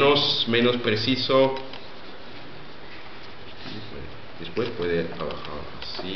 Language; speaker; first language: Spanish; non-native, learner; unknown